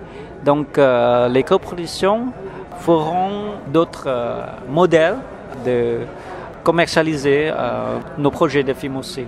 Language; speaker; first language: French; non-native, fluent; Khmer